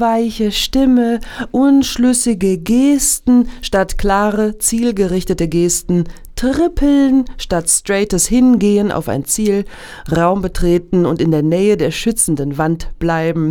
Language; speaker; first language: German; native; German